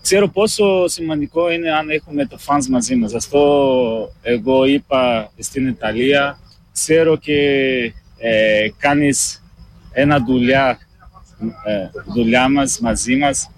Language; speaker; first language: Greek; non-native, learner; Portuguese